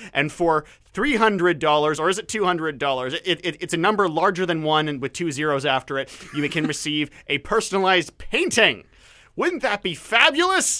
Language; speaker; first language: English; native; English